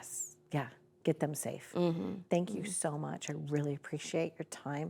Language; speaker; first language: English; native; English